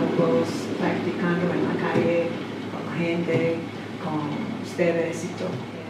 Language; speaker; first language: Spanish; non-native, fluent; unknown